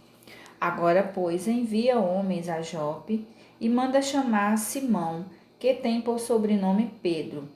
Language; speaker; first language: Portuguese; native; Portuguese